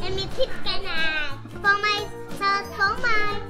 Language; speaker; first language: Vietnamese; early bilingual, other home language; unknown